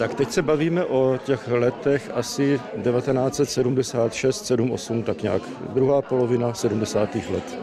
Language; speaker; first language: Czech; early bilingual, heritage; Czech